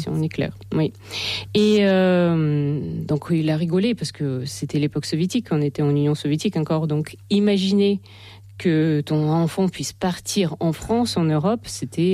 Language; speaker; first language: French; non-native, fluent; Russian